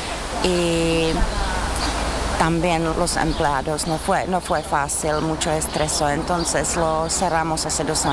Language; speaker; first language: Spanish; non-native, fluent; Czech